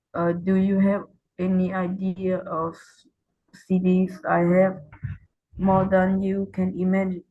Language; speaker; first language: English; non-native, learner; Vietnamese